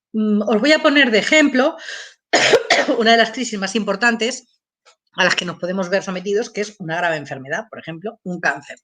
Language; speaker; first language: Spanish; native; Spanish